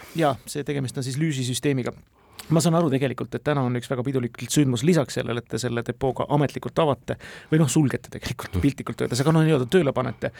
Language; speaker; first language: Estonian; native; Estonian